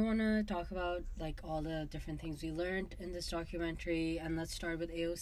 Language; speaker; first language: English; non-native, local second language; Urdu